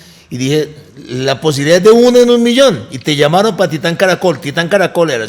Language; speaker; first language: Spanish; native; Spanish